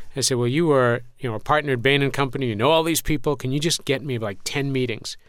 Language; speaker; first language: English; native; English